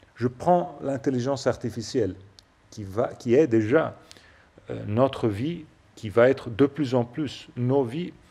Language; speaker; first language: French; non-native, fluent; Italian